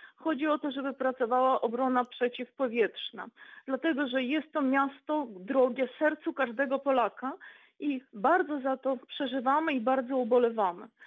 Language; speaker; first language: Polish; native; Polish